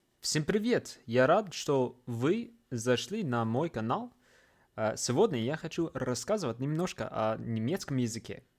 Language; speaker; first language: Russian; non-native, fluent; English